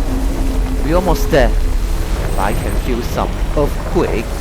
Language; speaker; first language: English; non-native, learner; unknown